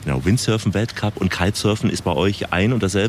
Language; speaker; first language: German; native; German